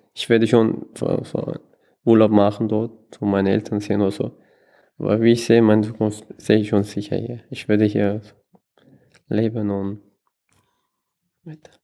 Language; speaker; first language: German; non-native, learner; Persian